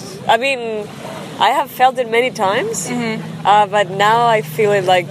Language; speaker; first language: English; non-native, fluent; Spanish